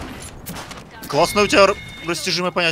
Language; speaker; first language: Russian; native; Russian